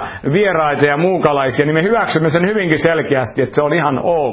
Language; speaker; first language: Finnish; native; Finnish